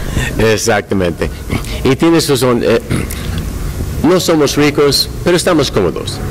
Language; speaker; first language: Spanish; non-native, learner; English